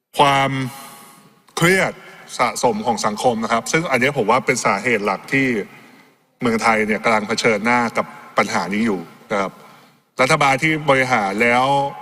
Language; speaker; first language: Thai; native; Thai